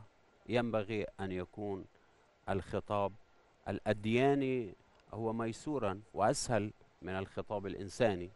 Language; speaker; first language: Arabic; non-native, fluent; Persian